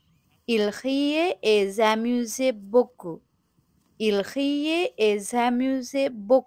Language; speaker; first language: French; non-native, fluent; Tamil